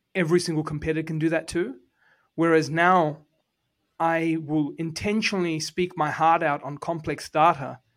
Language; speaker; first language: English; native; English